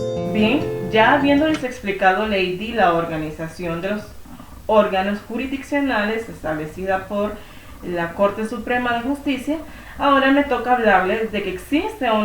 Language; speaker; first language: Spanish; native; Spanish